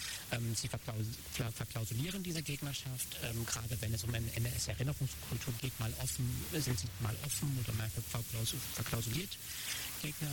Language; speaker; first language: German; native; German